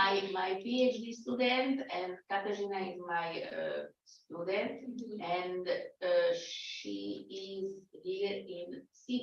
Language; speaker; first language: English; non-native, learner; Slovak